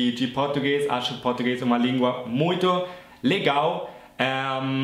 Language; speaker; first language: English; non-native, fluent; German